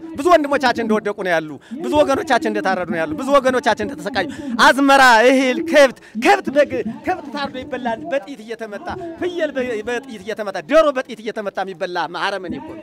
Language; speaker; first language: Amharic; native; Amharic